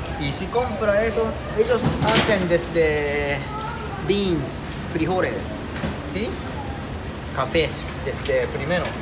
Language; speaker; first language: Spanish; non-native, learner; Japanese